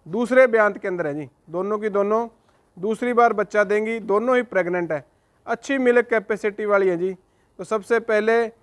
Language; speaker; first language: Hindi; native; Hindi